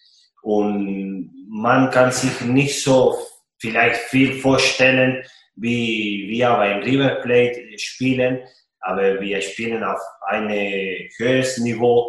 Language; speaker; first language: German; non-native, fluent; Spanish